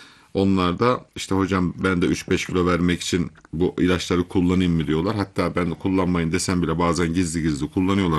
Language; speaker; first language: Turkish; native; Turkish